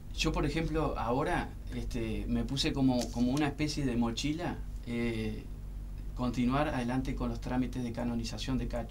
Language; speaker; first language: Spanish; native; Spanish